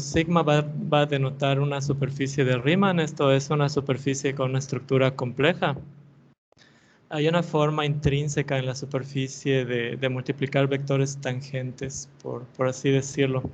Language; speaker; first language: Spanish; native; Spanish